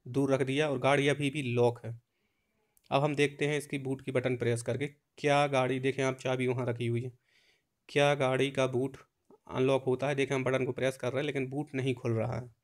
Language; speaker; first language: Hindi; native; Hindi